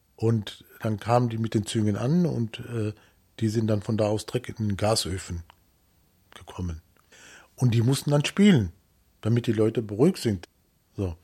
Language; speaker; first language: German; native; German